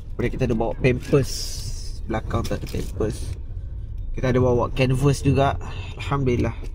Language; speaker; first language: Malay; native; Malay